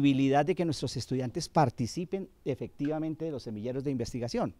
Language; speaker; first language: Spanish; native; Spanish